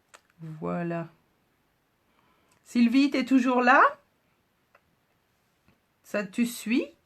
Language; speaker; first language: French; native; French